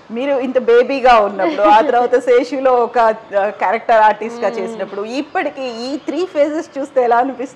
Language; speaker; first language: Telugu; native; Telugu